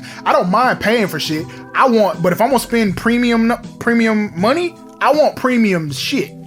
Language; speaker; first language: English; native; English